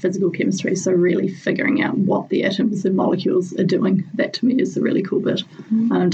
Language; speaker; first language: English; native; English